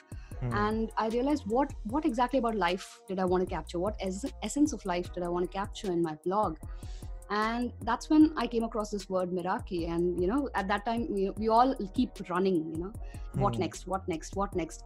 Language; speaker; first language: English; non-native, local second language; Tamil